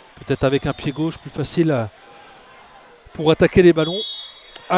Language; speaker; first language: French; native; French